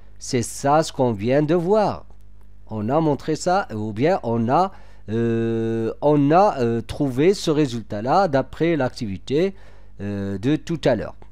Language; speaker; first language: French; non-native, local second language; Arabic